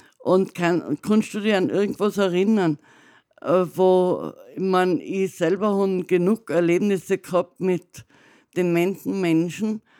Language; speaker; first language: German; native; German